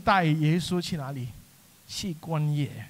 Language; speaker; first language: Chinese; non-native, local second language; English